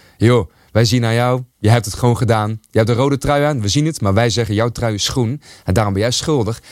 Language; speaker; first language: Dutch; early bilingual, other home language; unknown